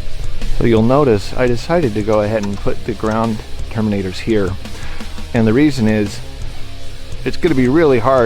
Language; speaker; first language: English; native; English